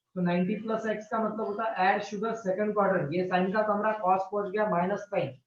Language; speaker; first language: Hindi; non-native, local second language; Marathi